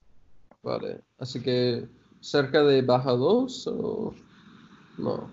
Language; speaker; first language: Spanish; non-native, fluent; English